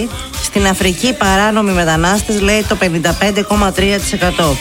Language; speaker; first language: Greek; native; Greek